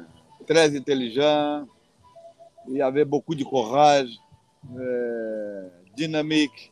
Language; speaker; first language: French; non-native, fluent; Portuguese